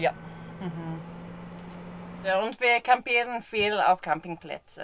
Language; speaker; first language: German; non-native, fluent; English